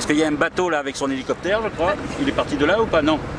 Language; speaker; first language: French; native; French